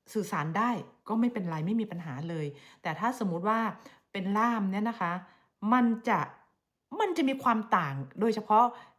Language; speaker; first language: Thai; native; Thai